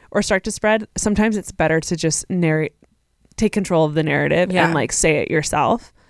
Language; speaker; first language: English; native; English